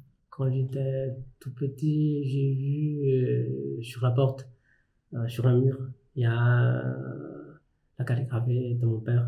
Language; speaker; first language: French; non-native, fluent; Chinese